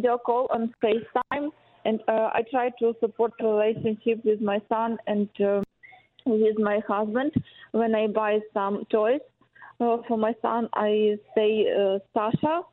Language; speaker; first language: English; non-native, learner; Ukrainian